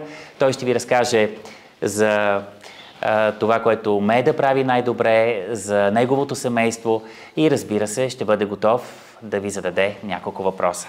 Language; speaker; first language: Bulgarian; native; Bulgarian